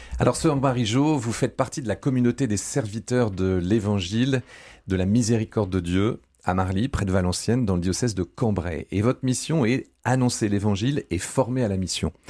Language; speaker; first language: French; native; French